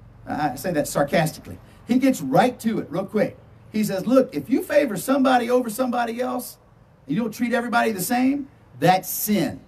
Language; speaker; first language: English; native; English